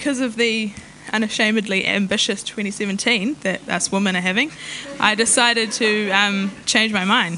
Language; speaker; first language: English; non-native, local second language; Māori